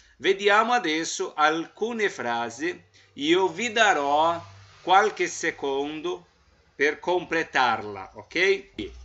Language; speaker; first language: Italian; non-native, fluent; Portuguese